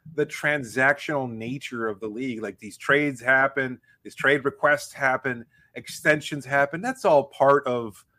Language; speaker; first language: English; native; English